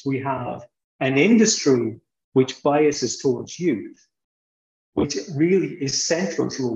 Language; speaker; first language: English; native; English